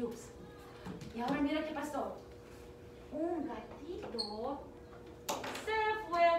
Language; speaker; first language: Spanish; early bilingual, heritage; Spanish